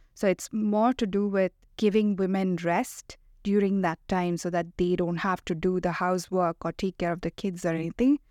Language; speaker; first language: English; non-native, local second language; Hindi